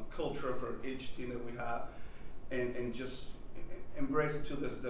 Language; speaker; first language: English; non-native, fluent; Spanish